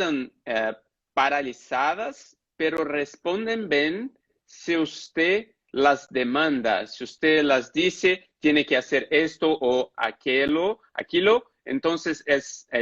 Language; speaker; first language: Spanish; non-native, fluent; Portuguese